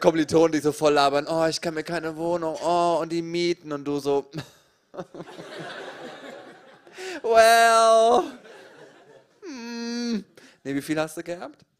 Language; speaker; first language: German; native; German